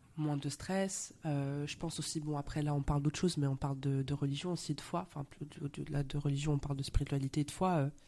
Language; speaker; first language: French; native; French